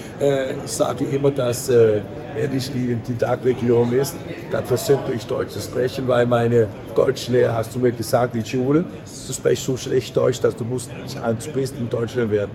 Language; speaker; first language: German; non-native, learner; Danish